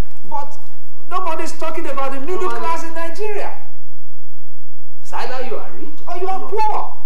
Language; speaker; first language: English; non-native, local second language; Yoruba